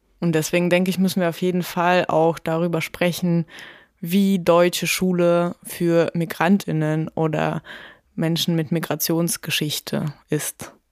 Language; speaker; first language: German; early bilingual, other home language; Russian